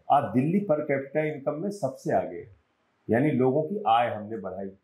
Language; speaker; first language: Hindi; native; Hindi